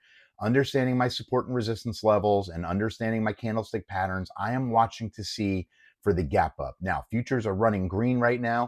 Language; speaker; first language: English; native; English